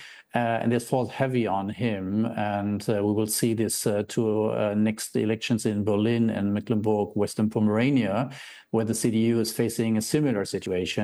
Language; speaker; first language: English; non-native, fluent; German